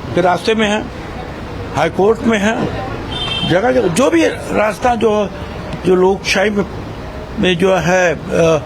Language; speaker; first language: Hindi; non-native, local second language; Marathi